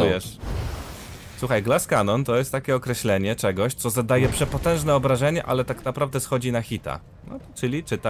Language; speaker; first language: Polish; native; Polish